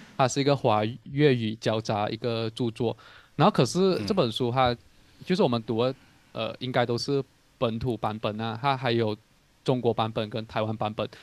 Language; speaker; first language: Chinese; native; Chinese